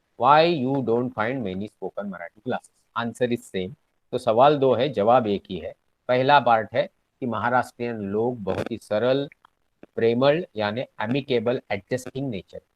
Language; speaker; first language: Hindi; non-native, local second language; Marathi